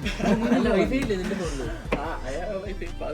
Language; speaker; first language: English; non-native, local second language; Malayalam